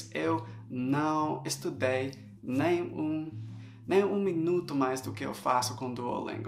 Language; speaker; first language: Portuguese; non-native, fluent; English